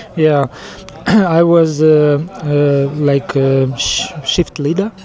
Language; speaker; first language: English; non-native, fluent; Ukrainian